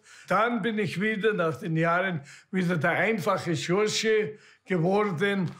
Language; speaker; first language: German; native; German